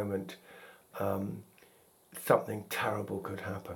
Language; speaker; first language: English; native; English